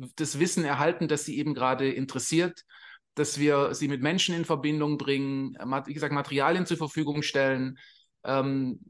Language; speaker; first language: German; native; German